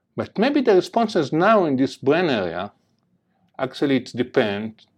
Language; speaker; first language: English; non-native, fluent; Hebrew